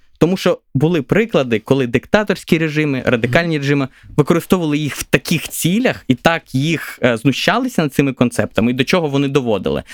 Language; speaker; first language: Ukrainian; native; Ukrainian